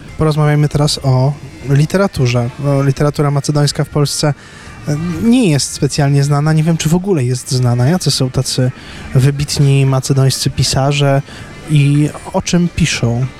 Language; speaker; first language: Polish; native; Polish